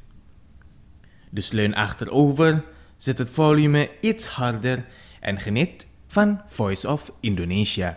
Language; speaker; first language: Dutch; non-native, fluent; Indonesian